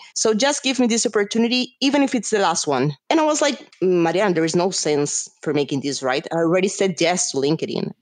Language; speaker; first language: English; non-native, fluent; Spanish